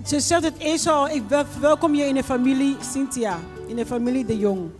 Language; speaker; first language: Dutch; non-native, fluent; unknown